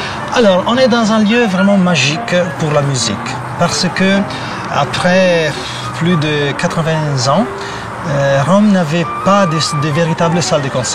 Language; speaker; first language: French; non-native, fluent; Italian